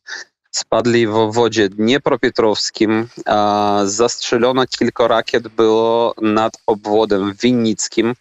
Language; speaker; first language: Polish; non-native, fluent; Ukrainian